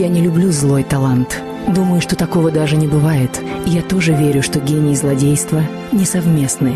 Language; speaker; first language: Russian; native; Russian